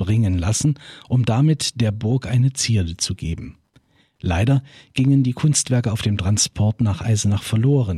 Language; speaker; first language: German; native; German